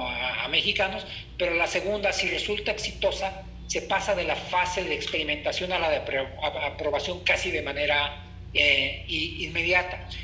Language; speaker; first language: Spanish; native; Spanish